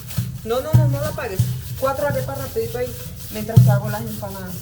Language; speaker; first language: Spanish; native; Spanish